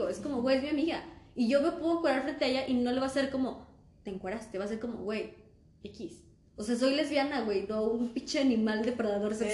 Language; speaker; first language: Spanish; native; Spanish